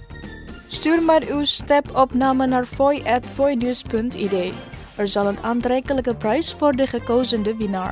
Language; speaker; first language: Dutch; non-native, learner; Indonesian